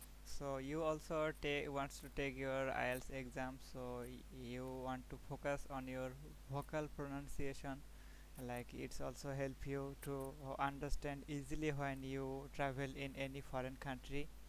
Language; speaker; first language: English; non-native, learner; Bangla